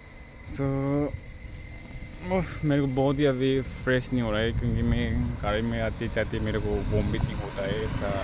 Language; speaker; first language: Hindi; non-native, local second language; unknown